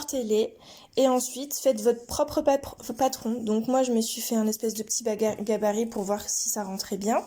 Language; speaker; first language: French; native; French